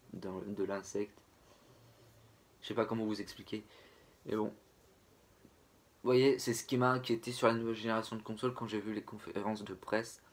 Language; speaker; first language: French; native; French